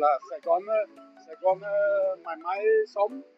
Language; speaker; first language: Vietnamese; non-native, learner; Russian